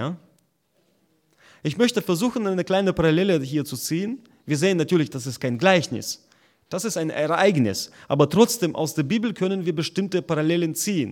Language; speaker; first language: German; non-native, fluent; Russian